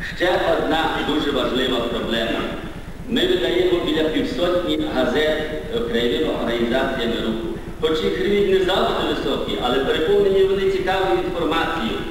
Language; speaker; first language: Ukrainian; native; Ukrainian